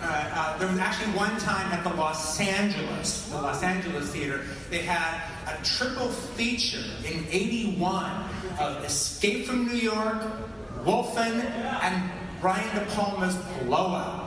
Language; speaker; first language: English; native; English